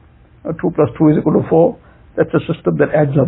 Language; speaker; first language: English; native; English